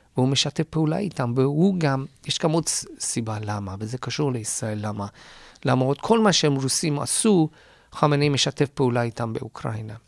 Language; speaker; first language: Hebrew; non-native, fluent; Persian